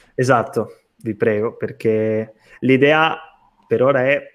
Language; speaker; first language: Italian; non-native, fluent; Portuguese